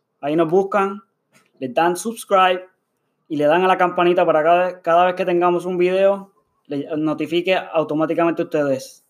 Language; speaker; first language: Spanish; early bilingual, heritage; Spanish